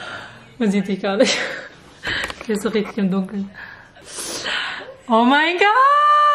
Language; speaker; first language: German; native; German